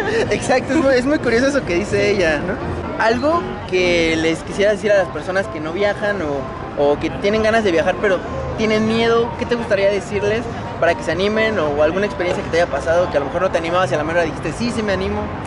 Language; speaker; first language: Spanish; native; Spanish